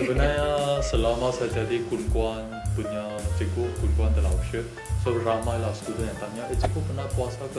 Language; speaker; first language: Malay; non-native, local second language; Chinese